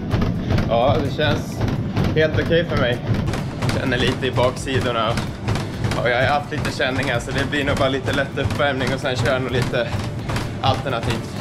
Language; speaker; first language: Swedish; native; Swedish